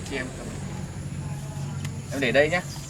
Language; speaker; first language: Vietnamese; native; Vietnamese